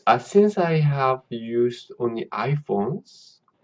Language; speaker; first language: English; non-native, learner; Korean